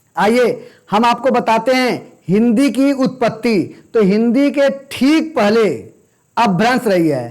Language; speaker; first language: Hindi; native; Hindi